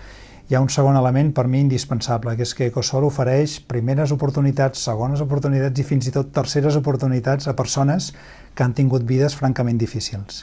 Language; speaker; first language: Catalan; native; Catalan